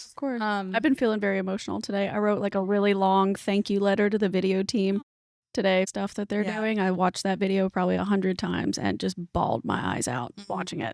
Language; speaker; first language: English; native; English